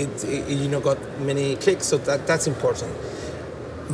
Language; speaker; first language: English; non-native, fluent; Spanish